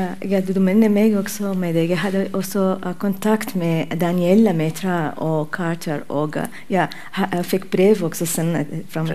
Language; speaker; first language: Norwegian; non-native, fluent; Arabic